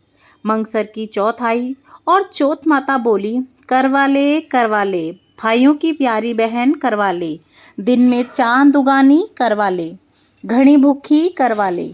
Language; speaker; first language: Hindi; native; Hindi